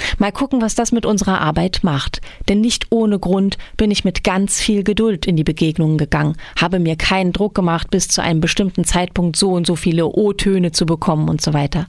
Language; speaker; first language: German; native; German